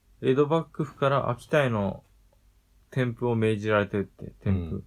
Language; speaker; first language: Japanese; native; Japanese